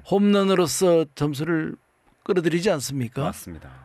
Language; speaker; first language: Korean; native; Korean